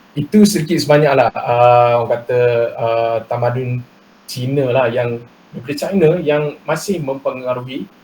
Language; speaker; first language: Malay; non-native, local second language; Chinese